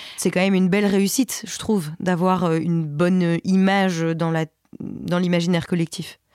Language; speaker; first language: French; native; French